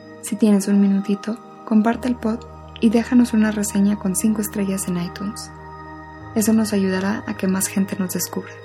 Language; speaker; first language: Spanish; native; Spanish